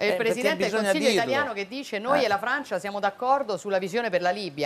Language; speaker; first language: Italian; native; Italian